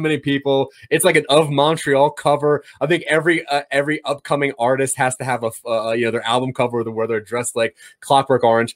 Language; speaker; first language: English; native; English